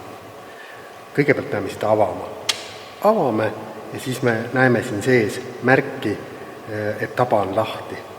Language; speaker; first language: Estonian; native; Estonian